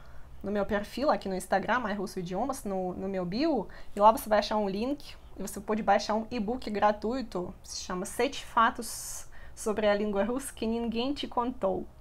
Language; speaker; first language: Portuguese; non-native, fluent; Russian